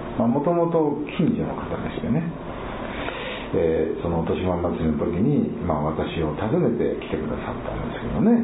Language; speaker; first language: Japanese; native; Japanese